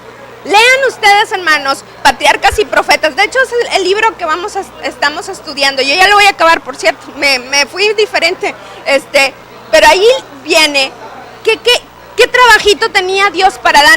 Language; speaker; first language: Spanish; native; Spanish